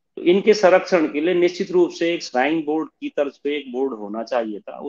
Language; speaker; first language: Hindi; native; Hindi